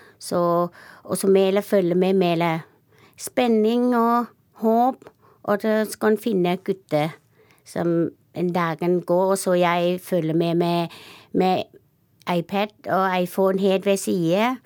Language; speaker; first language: Norwegian; non-native, learner; Thai